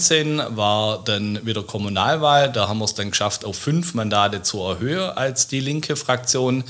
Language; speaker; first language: German; native; German